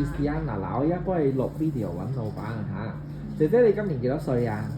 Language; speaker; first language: Cantonese; native; Cantonese